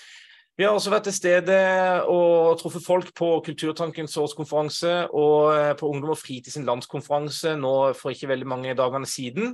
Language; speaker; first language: Norwegian; native; Norwegian